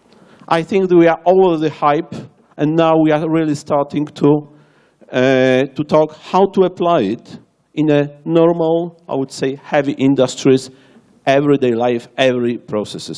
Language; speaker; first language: English; non-native, fluent; Polish